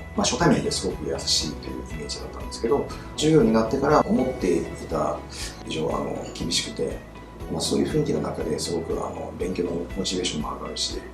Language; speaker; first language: Japanese; non-native, fluent; Chinese